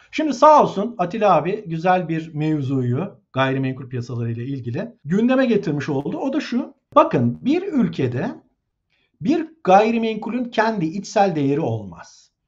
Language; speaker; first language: Turkish; native; Turkish